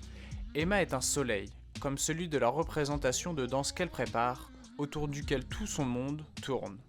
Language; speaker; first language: French; native; French